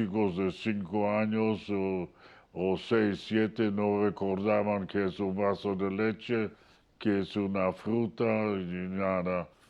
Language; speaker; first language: Spanish; non-native, fluent; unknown